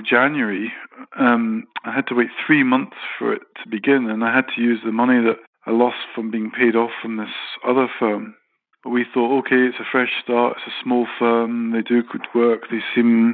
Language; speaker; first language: English; native; English